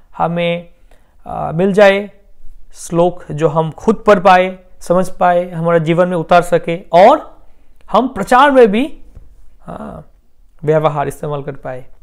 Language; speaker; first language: Hindi; non-native, local second language; Bangla